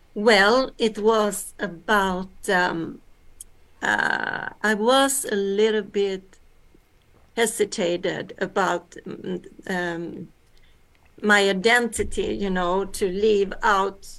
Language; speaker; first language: English; early bilingual, other home language; Swedish